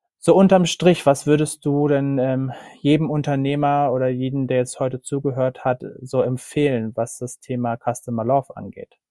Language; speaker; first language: German; native; German